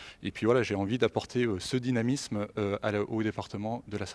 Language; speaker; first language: French; native; French